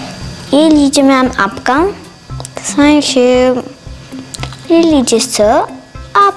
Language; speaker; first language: Hindi; native; Hindi